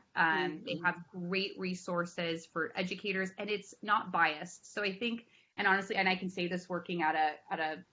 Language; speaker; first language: English; native; English